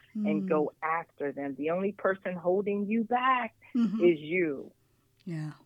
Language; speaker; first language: English; native; English